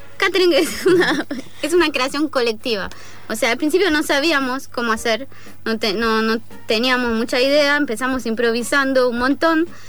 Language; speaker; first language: Spanish; non-native, fluent; French